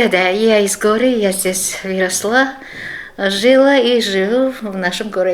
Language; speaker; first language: Russian; non-native, fluent; Georgian